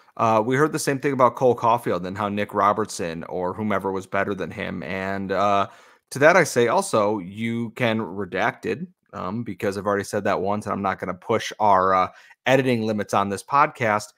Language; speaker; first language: English; native; English